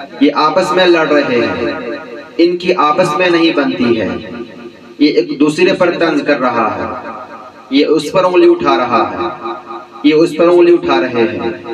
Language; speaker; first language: Urdu; native; Urdu